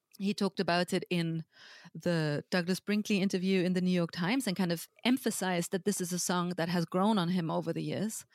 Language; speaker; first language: English; non-native, fluent; German